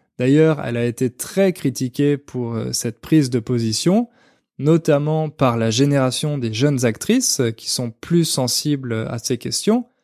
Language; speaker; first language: French; native; French